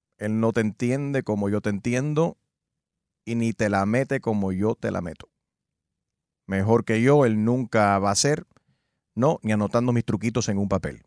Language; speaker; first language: Spanish; early bilingual, heritage; Spanish